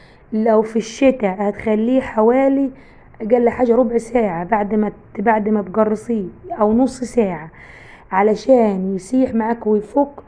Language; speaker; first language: Arabic; native; Arabic